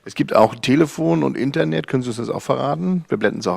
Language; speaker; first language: German; native; German